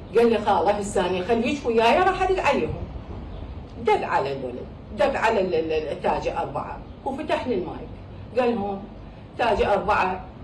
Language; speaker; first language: Arabic; native; Arabic